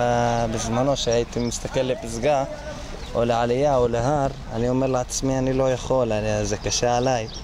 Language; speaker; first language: Hebrew; non-native, local second language; Arabic